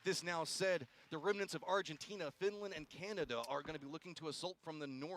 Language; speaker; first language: English; native; English